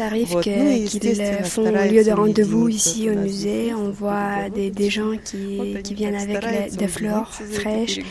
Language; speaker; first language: French; non-native, fluent; Russian